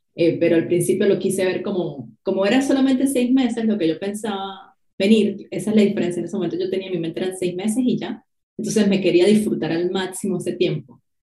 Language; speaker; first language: Spanish; native; Spanish